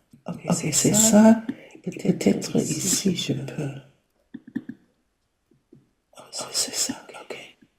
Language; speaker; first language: French; non-native, learner; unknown